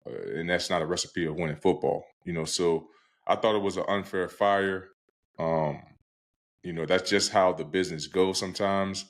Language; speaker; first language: English; native; English